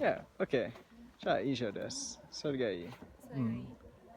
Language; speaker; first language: Japanese; non-native, learner; English